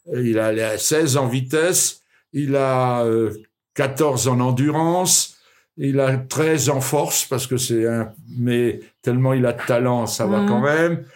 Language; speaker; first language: French; native; French